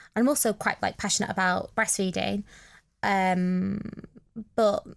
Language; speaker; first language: English; native; English